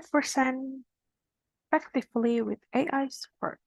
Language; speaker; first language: English; non-native, fluent; Indonesian